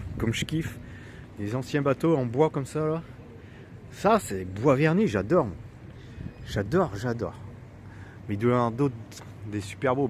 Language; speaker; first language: French; native; French